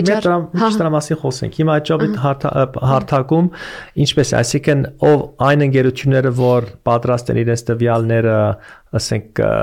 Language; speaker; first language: Armenian; early bilingual, heritage; Armenian